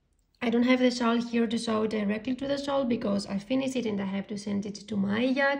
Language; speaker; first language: English; non-native, fluent; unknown